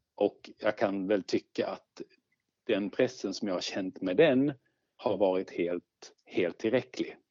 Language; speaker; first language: Swedish; native; Swedish